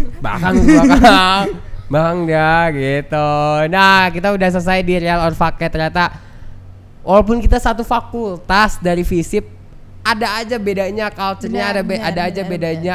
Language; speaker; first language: Indonesian; native; Indonesian